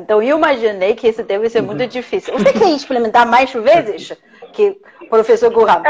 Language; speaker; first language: Portuguese; non-native, fluent; Chinese